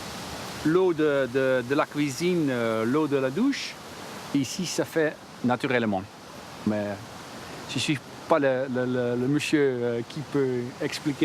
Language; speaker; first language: French; non-native, learner; Dutch